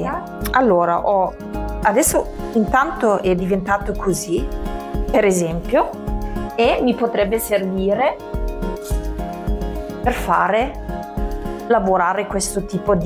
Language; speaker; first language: Italian; non-native, fluent; German